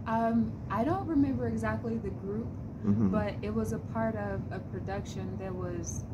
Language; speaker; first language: English; native; English